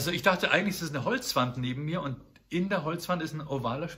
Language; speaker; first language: German; native; German